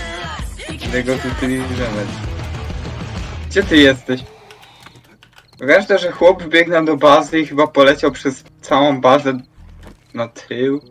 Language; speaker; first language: Polish; native; Polish